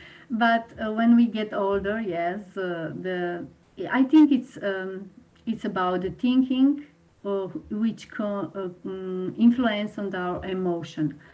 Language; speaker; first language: English; non-native, fluent; Slovenian